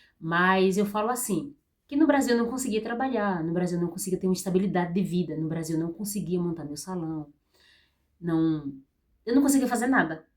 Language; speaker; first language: Portuguese; native; Portuguese